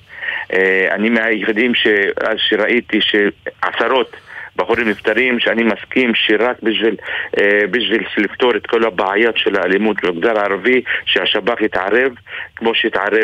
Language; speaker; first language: Hebrew; non-native, local second language; Arabic